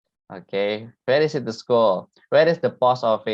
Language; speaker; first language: English; non-native, fluent; Indonesian